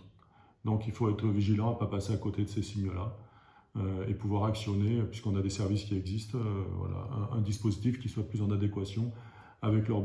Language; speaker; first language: French; native; French